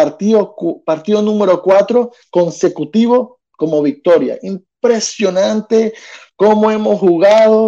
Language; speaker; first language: Spanish; early bilingual, heritage; Spanish